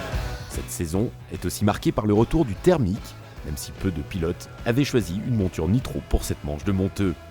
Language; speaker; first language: French; native; French